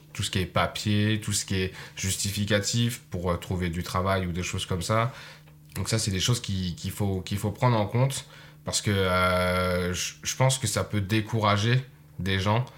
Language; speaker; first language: French; native; French